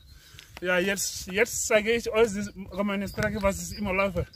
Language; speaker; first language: German; non-native, learner; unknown